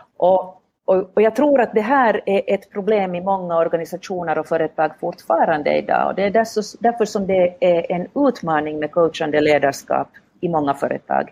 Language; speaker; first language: Swedish; native; Swedish